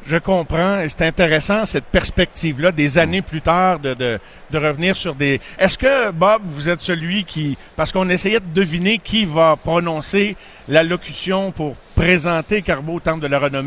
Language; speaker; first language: French; native; French